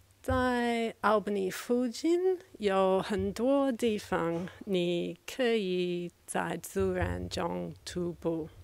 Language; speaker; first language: Chinese; non-native, learner; English